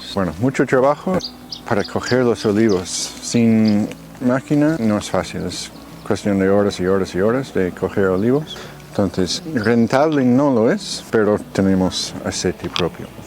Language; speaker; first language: Spanish; non-native, fluent; English